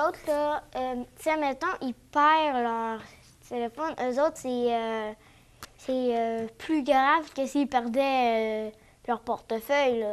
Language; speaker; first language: French; native; French